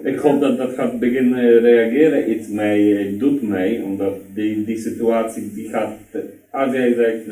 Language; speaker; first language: Dutch; non-native, learner; Polish